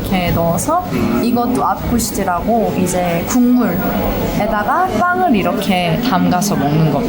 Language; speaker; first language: Korean; non-native, fluent; Persian